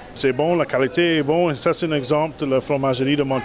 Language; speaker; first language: French; non-native, fluent; English